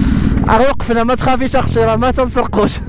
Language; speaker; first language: Arabic; native; Arabic